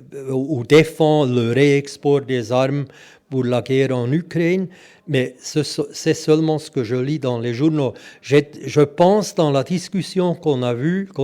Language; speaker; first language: French; non-native, local second language; German